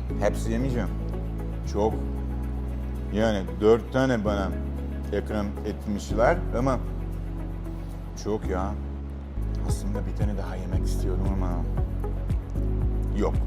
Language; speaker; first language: Turkish; non-native, learner; Portuguese